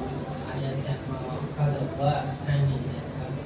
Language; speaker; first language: Japanese; non-native, learner; Indonesian